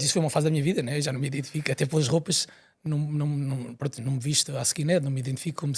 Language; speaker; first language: Portuguese; native; Portuguese